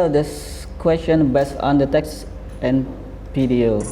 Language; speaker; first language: English; non-native, learner; Indonesian